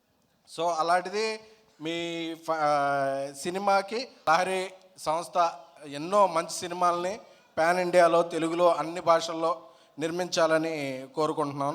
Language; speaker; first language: Telugu; native; Telugu